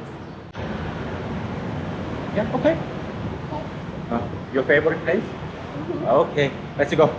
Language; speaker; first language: English; non-native, learner; Korean